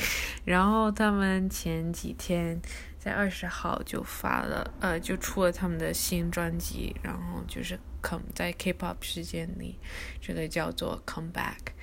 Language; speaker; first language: Chinese; early bilingual, heritage; Chinese